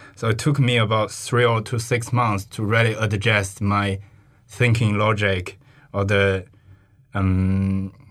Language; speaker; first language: English; non-native, fluent; Chinese